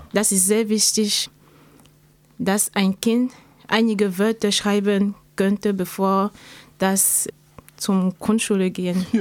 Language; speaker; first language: German; non-native, learner; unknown